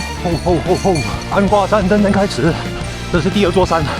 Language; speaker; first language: Chinese; native; Chinese